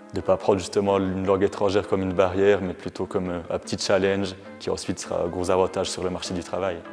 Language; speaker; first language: French; native; French